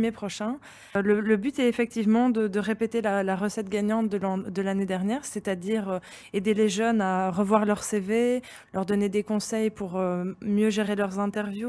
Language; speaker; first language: French; native; French